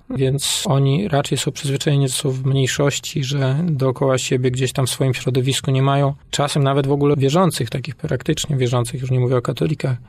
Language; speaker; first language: Polish; native; Polish